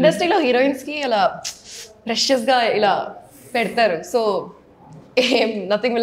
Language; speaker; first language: Telugu; non-native, local second language; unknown